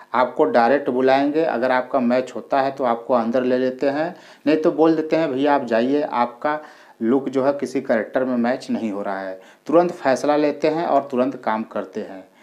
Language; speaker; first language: Hindi; native; Hindi